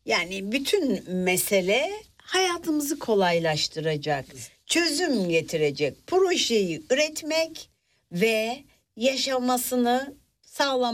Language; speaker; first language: Turkish; native; Turkish